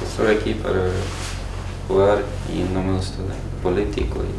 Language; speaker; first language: Spanish; non-native, learner; Ukrainian